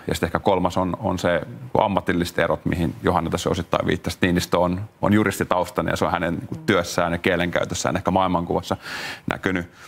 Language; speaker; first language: Finnish; native; Finnish